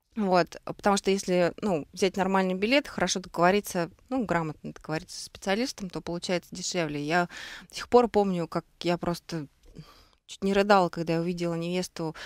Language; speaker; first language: Russian; native; Russian